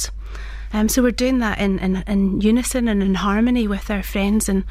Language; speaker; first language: English; native; English